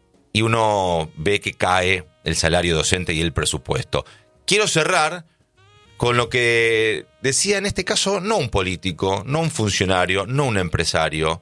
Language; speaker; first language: Spanish; native; Spanish